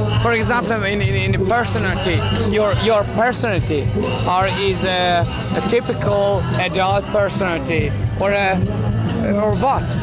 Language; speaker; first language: English; non-native, learner; Hungarian